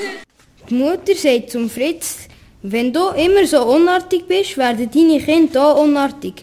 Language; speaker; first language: German; native; German